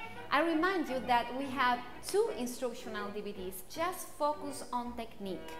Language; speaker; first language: English; non-native, fluent; Spanish